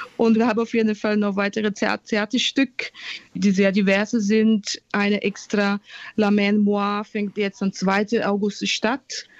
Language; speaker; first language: German; non-native, fluent; Portuguese